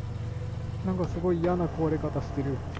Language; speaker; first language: Japanese; native; Japanese